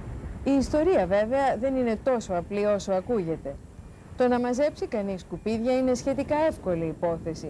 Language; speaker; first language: Greek; native; Greek